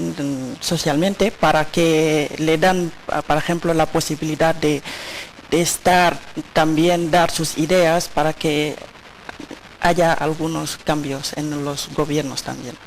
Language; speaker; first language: Spanish; non-native, learner; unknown